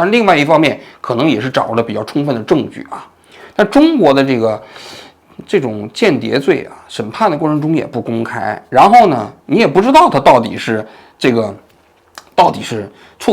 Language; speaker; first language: Chinese; native; Chinese